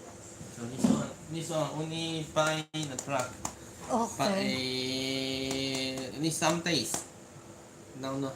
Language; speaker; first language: English; non-native, learner; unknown